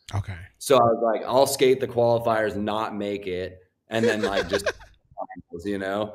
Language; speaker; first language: English; native; English